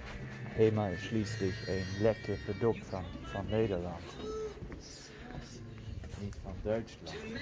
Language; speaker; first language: German; non-native, learner; Dutch